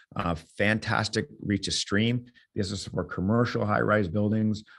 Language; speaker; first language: English; native; English